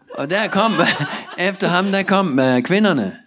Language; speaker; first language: Danish; non-native, learner; Russian